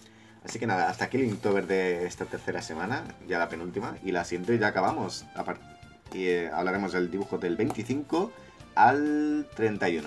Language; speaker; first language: Spanish; native; Spanish